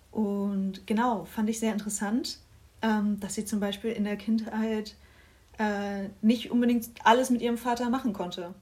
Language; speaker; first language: German; native; German